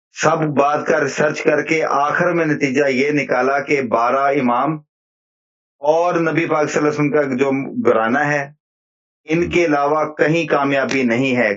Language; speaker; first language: Urdu; non-native, local second language; Punjabi